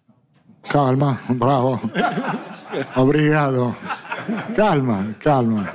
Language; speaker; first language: Portuguese; non-native, learner; Italian